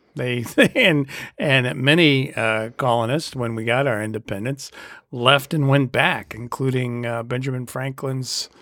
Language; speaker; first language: English; native; English